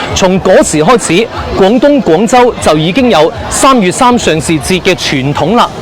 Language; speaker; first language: Cantonese; native; Cantonese